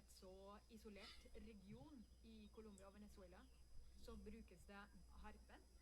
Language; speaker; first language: Norwegian; non-native, fluent; Spanish